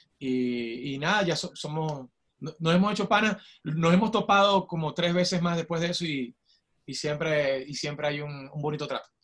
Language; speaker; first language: Spanish; native; Spanish